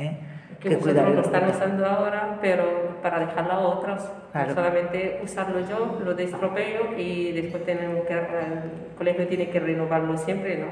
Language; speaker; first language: Spanish; non-native, learner; Arabic